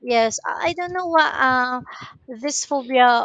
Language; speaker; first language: English; non-native, local second language; Filipino